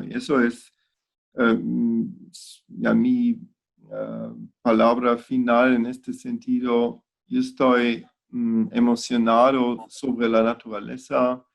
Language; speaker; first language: Spanish; non-native, fluent; German